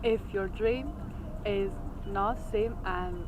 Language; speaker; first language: English; non-native, learner; Chinese